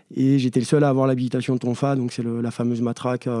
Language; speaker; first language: French; native; French